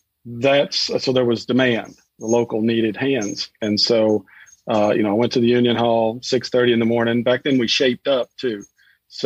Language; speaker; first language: English; native; English